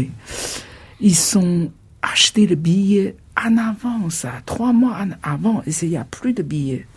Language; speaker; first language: French; non-native, fluent; Chinese